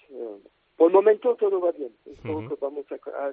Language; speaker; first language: Spanish; non-native, fluent; French